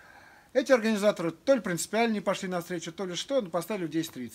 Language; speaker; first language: Russian; native; Russian